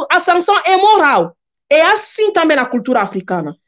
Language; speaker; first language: Portuguese; non-native, fluent; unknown